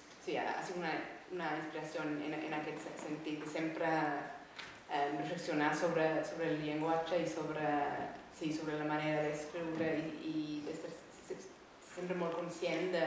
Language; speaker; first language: Catalan; non-native, fluent; English